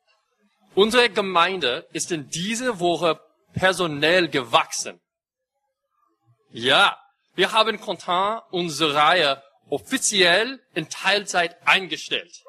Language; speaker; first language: German; non-native, fluent; English